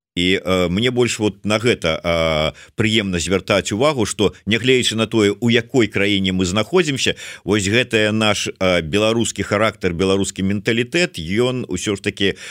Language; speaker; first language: Belarusian; native; Belarusian